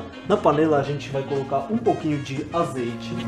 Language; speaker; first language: Portuguese; non-native, fluent; Armenian